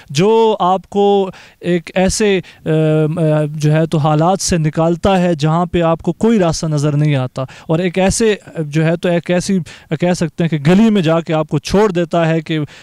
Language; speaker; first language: Urdu; non-native, local second language; Pashto